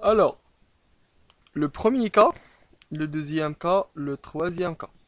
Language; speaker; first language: French; non-native, local second language; Arabic